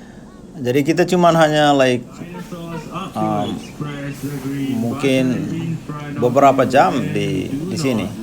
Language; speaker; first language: Indonesian; non-native, local second language; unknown